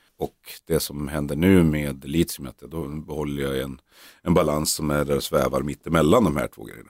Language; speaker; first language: Swedish; native; Swedish